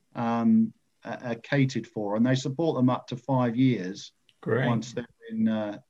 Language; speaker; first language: English; native; English